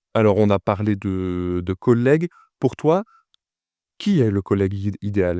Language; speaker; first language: French; native; French